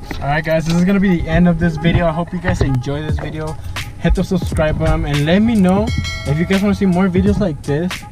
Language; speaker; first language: English; early bilingual, other home language; Spanish